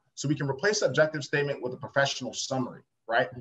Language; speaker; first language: English; native; English